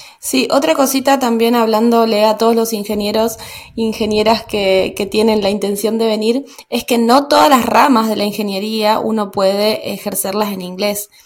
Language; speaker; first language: Spanish; native; Spanish